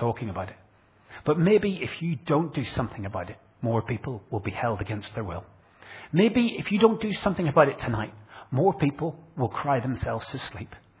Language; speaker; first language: English; native; English